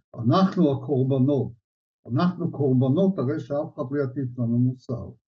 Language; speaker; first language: Hebrew; early bilingual, other home language; Polish